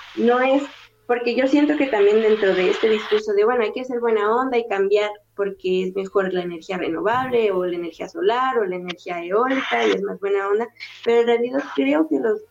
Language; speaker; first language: Spanish; native; Spanish